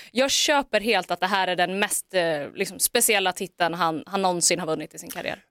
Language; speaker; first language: Swedish; native; Swedish